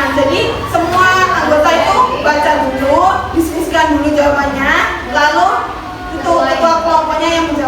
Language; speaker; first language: Indonesian; native; Indonesian